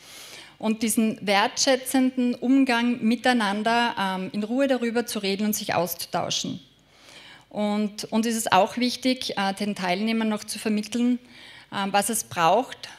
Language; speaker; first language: German; native; German